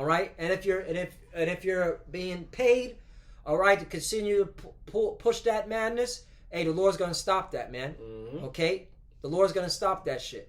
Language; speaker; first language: English; native; English